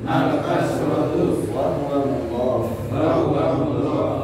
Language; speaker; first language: Arabic; non-native, fluent; Indonesian